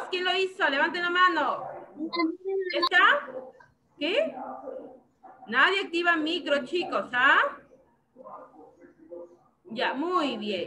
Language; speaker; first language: Spanish; native; Spanish